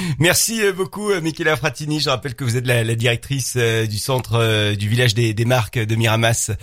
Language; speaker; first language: French; native; French